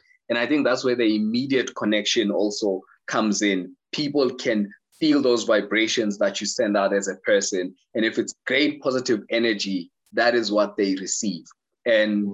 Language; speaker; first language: English; non-native, local second language; Zulu